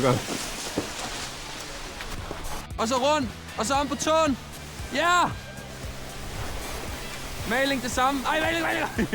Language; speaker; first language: Danish; native; Danish